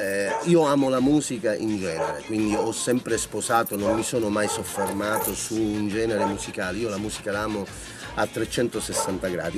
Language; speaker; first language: Italian; native; Italian